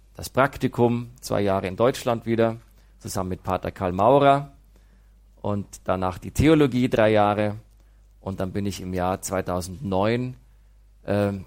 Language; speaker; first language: German; native; German